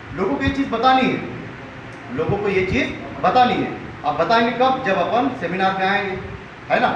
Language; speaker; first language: Hindi; non-native, local second language; Marathi